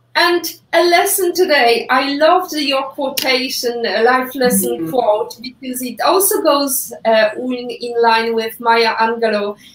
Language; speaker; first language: English; non-native, fluent; Polish